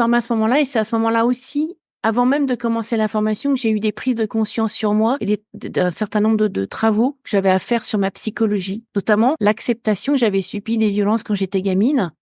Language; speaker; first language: French; native; French